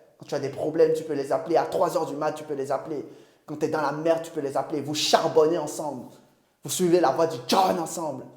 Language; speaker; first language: French; non-native, local second language; Ewe